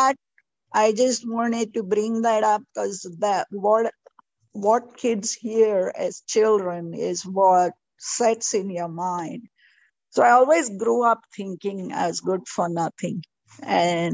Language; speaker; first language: English; non-native, local second language; Marathi